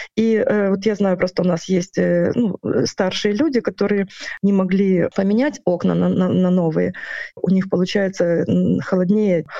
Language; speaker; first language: Russian; non-native, local second language; Ukrainian